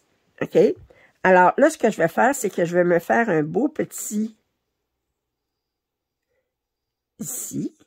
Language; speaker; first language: French; native; French